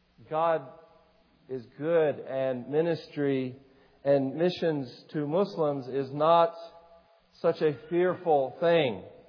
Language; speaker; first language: English; native; English